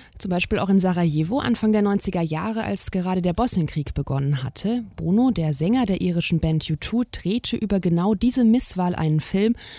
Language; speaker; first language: German; native; German